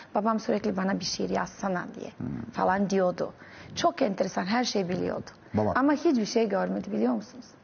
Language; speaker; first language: Turkish; non-native, fluent; Serbian